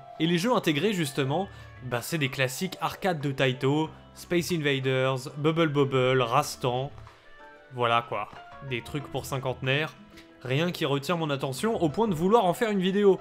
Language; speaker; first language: French; native; French